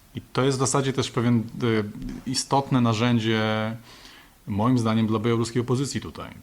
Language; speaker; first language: Polish; native; Polish